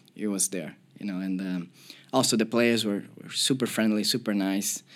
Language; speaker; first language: English; non-native, fluent; Portuguese